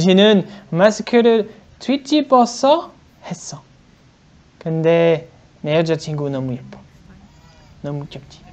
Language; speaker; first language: Korean; non-native, learner; French